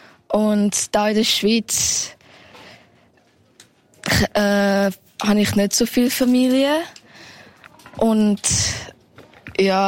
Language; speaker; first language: German; early bilingual, heritage; German